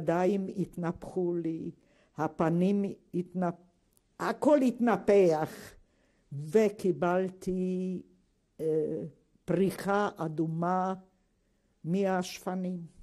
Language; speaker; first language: Hebrew; non-native, fluent; Hungarian